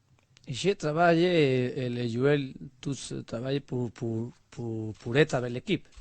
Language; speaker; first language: French; non-native, learner; Spanish